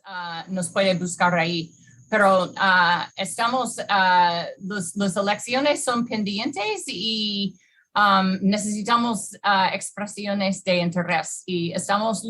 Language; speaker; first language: Spanish; non-native, fluent; English